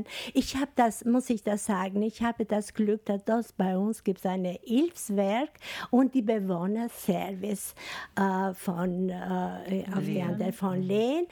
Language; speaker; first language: German; non-native, fluent; Albanian